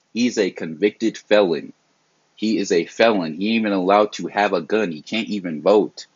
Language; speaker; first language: English; native; English